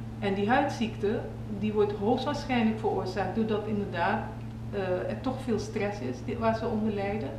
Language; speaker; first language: Dutch; native; Dutch